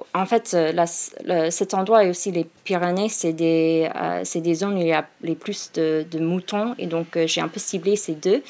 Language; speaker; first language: French; non-native, learner; English